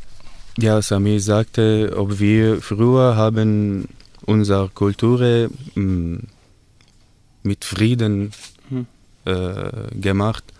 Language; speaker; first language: German; non-native, learner; Arabic